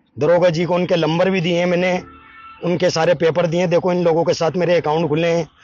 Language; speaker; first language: Hindi; native; Hindi